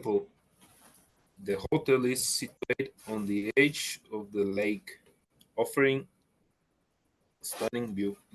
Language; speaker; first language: English; non-native, learner; Spanish